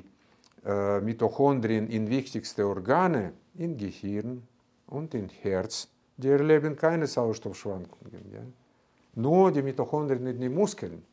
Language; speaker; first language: German; non-native, fluent; Russian